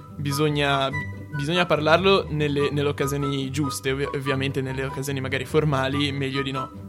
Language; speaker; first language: Italian; early bilingual, other home language; Portuguese